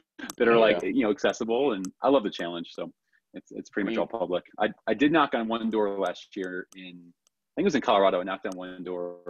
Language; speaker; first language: English; native; English